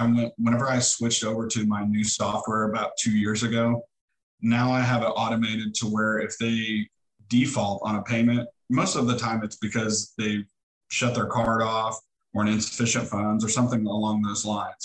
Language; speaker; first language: English; native; English